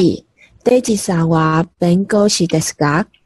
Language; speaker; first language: Japanese; non-native, learner; Chinese